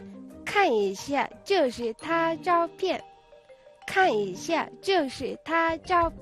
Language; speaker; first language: Chinese; non-native, fluent; Mongolian